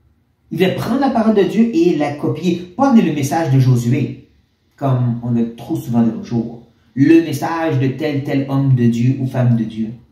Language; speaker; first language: French; native; French